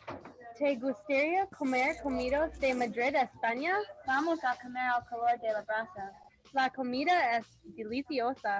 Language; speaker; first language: Spanish; non-native, learner; English